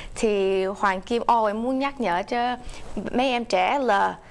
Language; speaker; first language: Vietnamese; early bilingual, heritage; Vietnamese